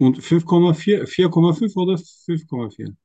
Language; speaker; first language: German; non-native, fluent; Turkish